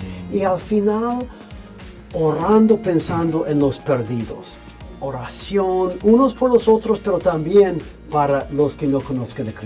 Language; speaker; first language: Spanish; non-native, fluent; English